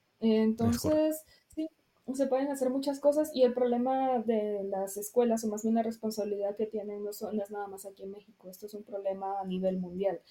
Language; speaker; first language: Spanish; native; Spanish